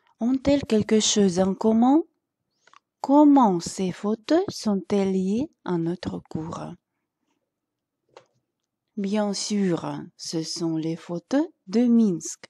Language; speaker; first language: French; non-native, fluent; Russian